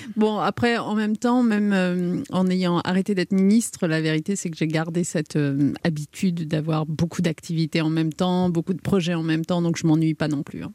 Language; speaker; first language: French; early bilingual, other home language; Arabic